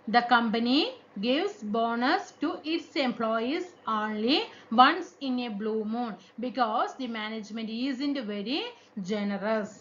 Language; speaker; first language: English; non-native, local second language; Malayalam